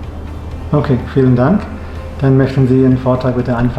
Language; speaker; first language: German; non-native, fluent; Malayalam